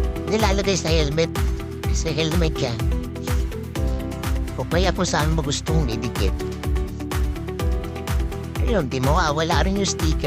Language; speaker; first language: Filipino; native; Filipino